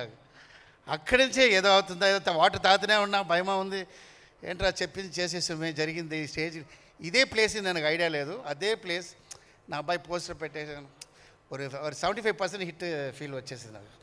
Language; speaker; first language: Telugu; non-native, learner; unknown